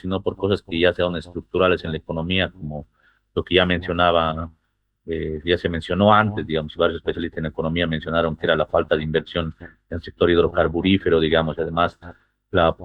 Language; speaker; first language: Spanish; native; Spanish